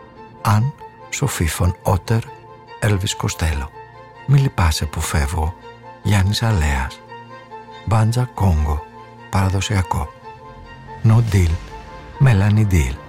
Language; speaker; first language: Greek; native; Greek